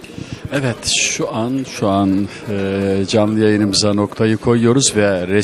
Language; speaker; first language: Turkish; native; Turkish